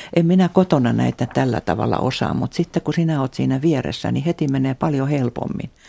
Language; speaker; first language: Finnish; native; Finnish